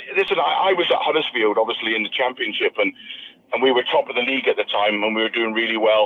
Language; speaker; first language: English; native; English